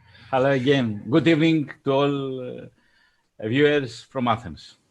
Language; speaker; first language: English; non-native, fluent; Greek